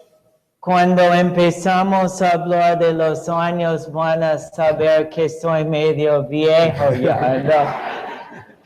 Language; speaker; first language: Spanish; non-native, fluent; English